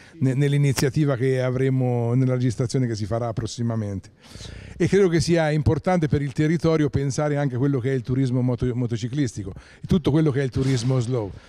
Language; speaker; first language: Italian; native; Italian